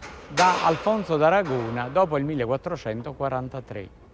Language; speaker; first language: Italian; native; Italian